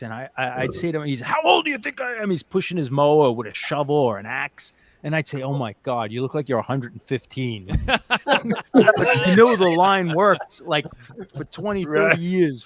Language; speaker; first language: English; native; English